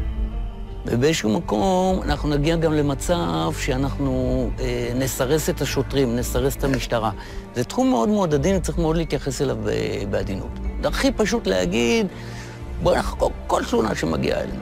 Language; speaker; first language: Hebrew; native; Hebrew